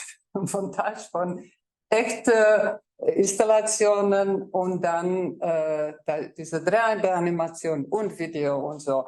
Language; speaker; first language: German; non-native, fluent; Croatian